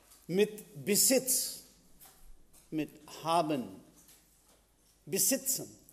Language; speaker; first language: German; non-native, fluent; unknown